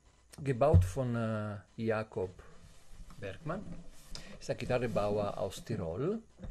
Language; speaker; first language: German; non-native, fluent; Italian